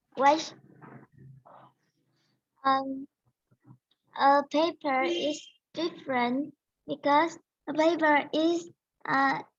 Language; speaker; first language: English; non-native, learner; Vietnamese